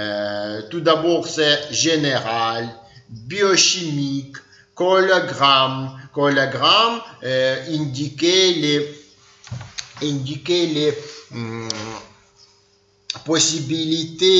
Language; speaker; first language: French; non-native, learner; Ukrainian